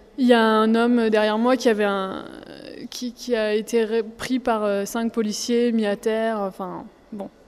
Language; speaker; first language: French; native; French